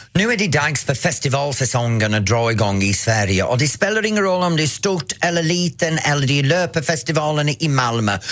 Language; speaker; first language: Swedish; non-native, fluent; English